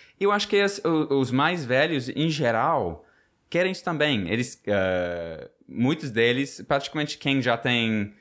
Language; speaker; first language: Portuguese; non-native, fluent; English